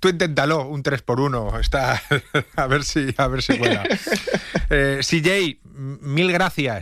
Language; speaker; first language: Spanish; native; Spanish